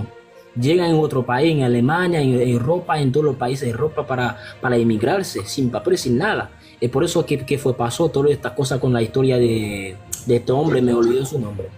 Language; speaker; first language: Spanish; non-native, local second language; Haitian Creole